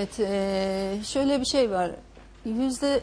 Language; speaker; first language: Turkish; non-native, fluent; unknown